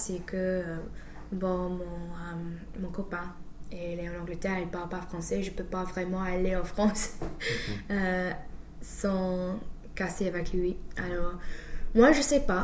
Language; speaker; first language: French; non-native, fluent; English